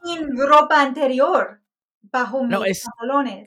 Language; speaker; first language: Spanish; non-native, fluent; English